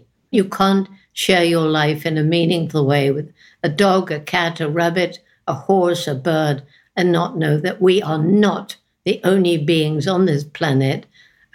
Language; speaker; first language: English; native; English